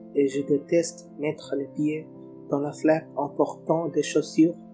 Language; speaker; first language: French; non-native, fluent; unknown